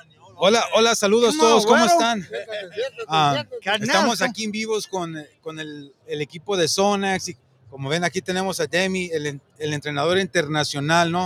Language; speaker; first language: Spanish; native; Spanish